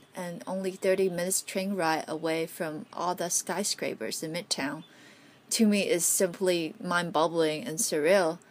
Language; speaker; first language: English; non-native, local second language; Cantonese